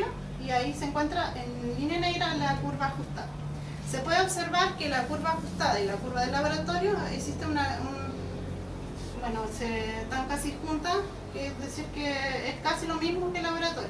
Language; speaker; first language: Spanish; native; Spanish